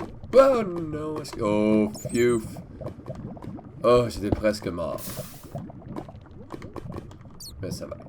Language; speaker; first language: French; non-native, learner; English